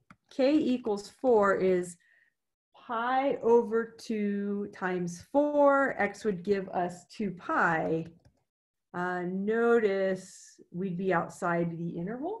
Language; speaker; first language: English; native; English